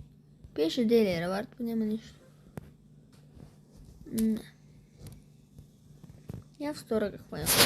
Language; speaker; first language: Bulgarian; native; Bulgarian